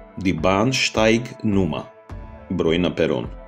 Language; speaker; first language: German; non-native, fluent; Macedonian